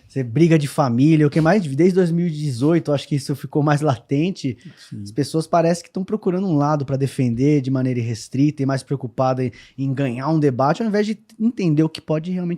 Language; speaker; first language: Portuguese; native; Portuguese